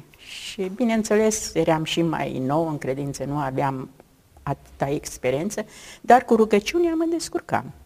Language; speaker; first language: Romanian; native; Romanian